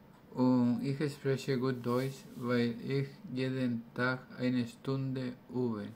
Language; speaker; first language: German; non-native, learner; Spanish